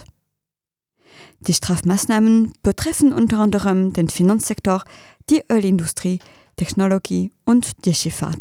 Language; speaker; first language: German; non-native, fluent; French